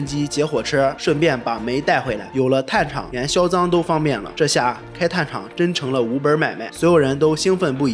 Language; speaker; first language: Chinese; native; Chinese